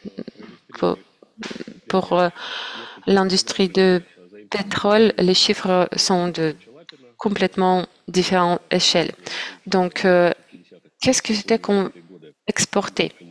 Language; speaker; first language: French; non-native, fluent; Russian